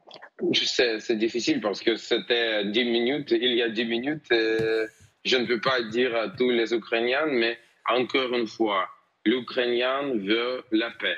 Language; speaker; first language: French; non-native, learner; Ukrainian